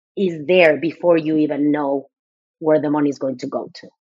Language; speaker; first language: English; non-native, fluent; Spanish